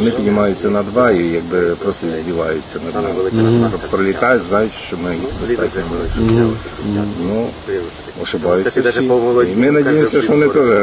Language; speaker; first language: Ukrainian; native; Ukrainian